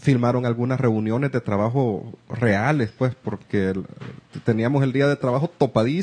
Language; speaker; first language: Spanish; native; Spanish